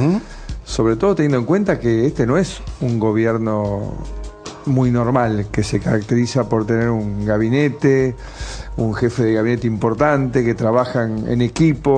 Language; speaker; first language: Spanish; native; Spanish